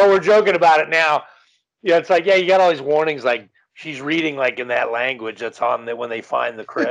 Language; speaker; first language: English; native; English